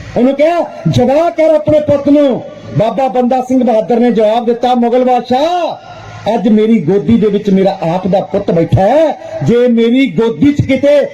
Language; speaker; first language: Punjabi; non-native, local second language; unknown